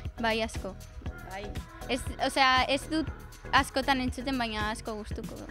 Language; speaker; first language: Basque; non-native, local second language; Spanish